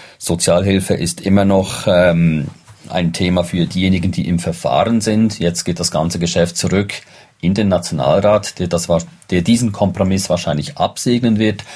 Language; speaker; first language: German; native; German